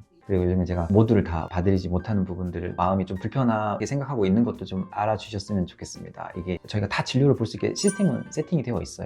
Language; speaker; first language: Korean; native; Korean